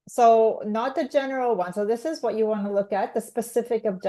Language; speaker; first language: English; native; English